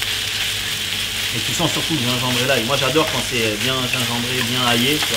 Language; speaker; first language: French; native; French